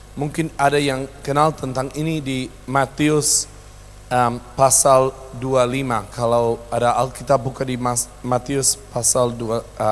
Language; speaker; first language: Indonesian; non-native, local second language; English